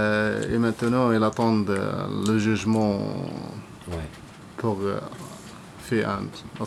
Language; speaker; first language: French; non-native, learner; Arabic